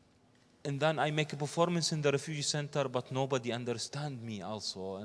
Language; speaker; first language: English; non-native, learner; Arabic